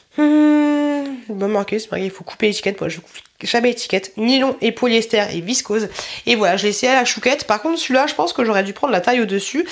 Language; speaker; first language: French; native; French